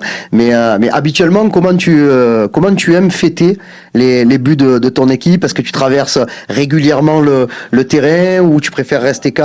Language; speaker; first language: French; native; French